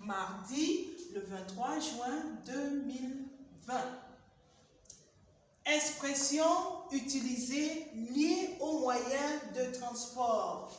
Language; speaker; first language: French; non-native, fluent; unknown